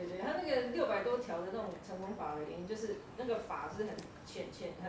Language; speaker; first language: Chinese; native; Chinese